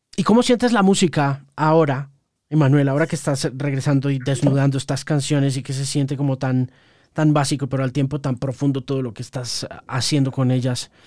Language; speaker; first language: Spanish; native; Spanish